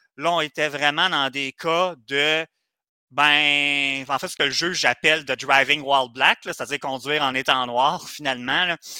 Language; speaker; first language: French; native; French